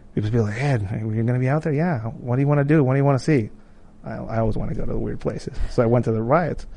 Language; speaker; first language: English; non-native, fluent; Spanish